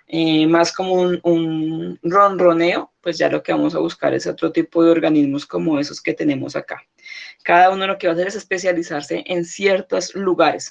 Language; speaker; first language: Spanish; native; Spanish